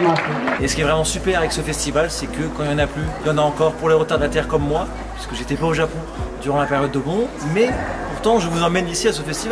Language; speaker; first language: French; native; French